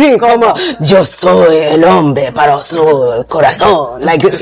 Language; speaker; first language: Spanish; non-native, learner; English